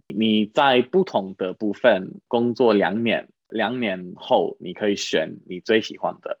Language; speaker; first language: Chinese; non-native, fluent; English